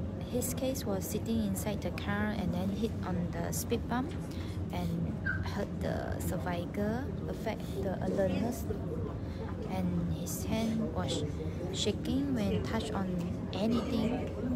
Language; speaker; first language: English; non-native, local second language; Cantonese